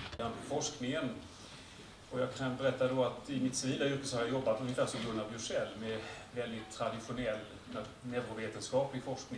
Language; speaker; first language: Swedish; native; Swedish